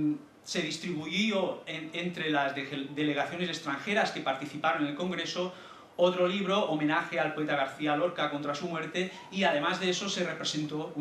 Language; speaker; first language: Spanish; native; Spanish